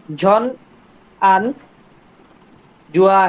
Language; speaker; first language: Korean; non-native, learner; Bangla